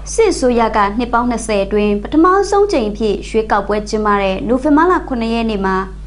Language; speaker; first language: Burmese; native; Burmese